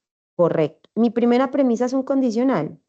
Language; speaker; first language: Spanish; native; Spanish